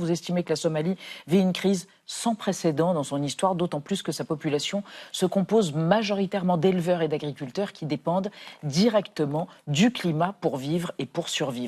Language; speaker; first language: French; native; French